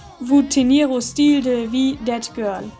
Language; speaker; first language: French; non-native, learner; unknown